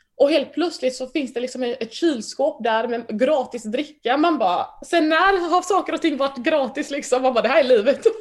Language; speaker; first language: Swedish; early bilingual, other home language; Mandingo